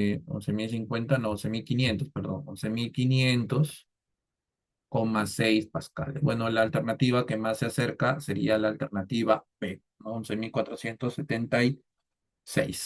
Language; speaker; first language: Spanish; native; Spanish